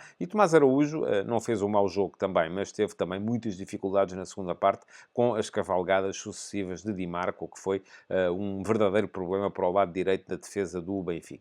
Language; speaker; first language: Portuguese; native; Portuguese